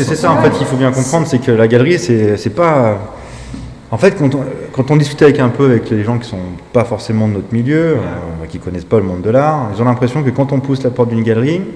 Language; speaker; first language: French; native; French